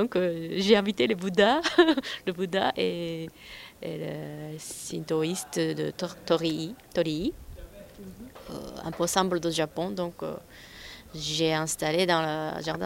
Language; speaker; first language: French; non-native, learner; Japanese